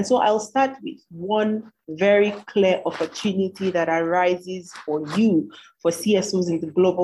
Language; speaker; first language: English; non-native, local second language; Yoruba